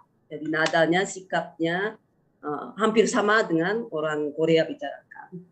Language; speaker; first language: Indonesian; non-native, fluent; Korean